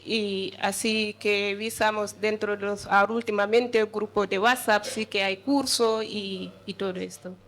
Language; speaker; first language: Spanish; non-native, learner; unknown